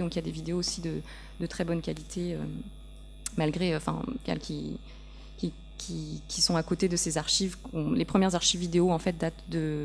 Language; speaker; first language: French; native; French